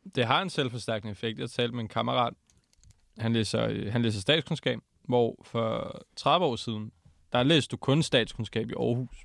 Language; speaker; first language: Danish; native; Danish